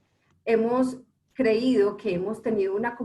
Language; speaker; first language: Spanish; native; Spanish